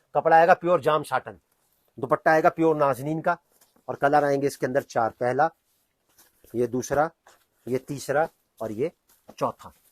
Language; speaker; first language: Hindi; native; Hindi